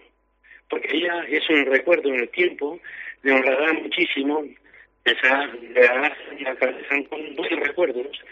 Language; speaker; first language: Spanish; native; Spanish